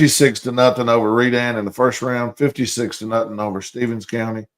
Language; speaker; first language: English; native; English